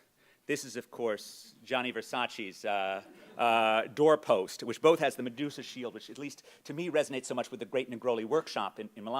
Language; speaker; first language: English; native; English